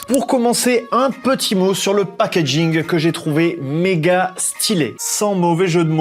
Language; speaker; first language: French; native; French